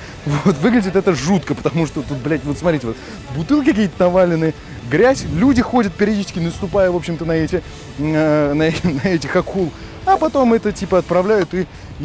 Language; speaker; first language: Russian; native; Russian